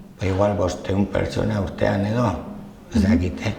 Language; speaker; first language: Basque; non-native, local second language; Spanish